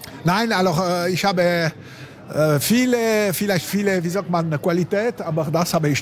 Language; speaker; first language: German; non-native, local second language; French